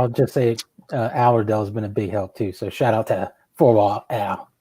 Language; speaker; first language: English; native; English